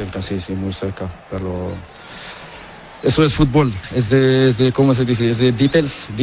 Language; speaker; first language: Spanish; non-native, learner; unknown